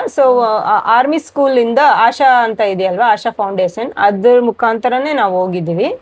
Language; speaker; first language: Kannada; non-native, local second language; Telugu